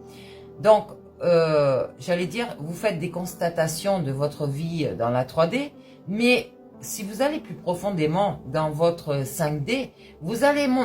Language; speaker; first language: French; native; French